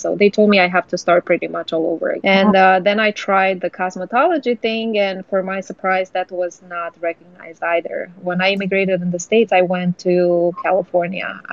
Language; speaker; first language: English; non-native, fluent; Romanian